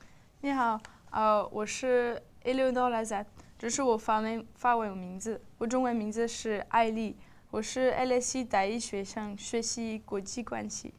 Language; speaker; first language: Chinese; non-native, learner; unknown